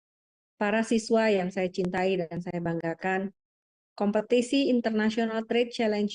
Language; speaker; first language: Indonesian; native; Indonesian